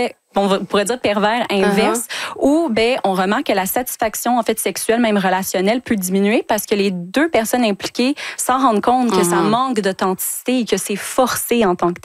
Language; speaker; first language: French; native; French